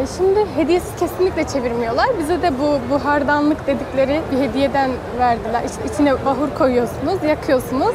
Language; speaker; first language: Turkish; native; Turkish